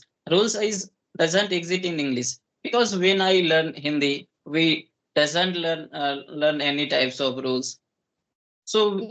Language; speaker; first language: English; non-native, local second language; Hindi